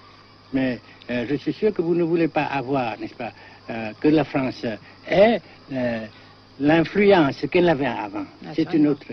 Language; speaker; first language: French; non-native, local second language; Vietnamese